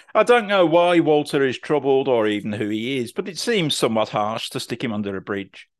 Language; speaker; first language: English; native; English